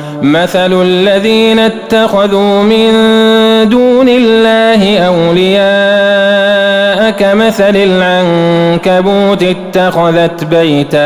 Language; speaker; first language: Arabic; native; Arabic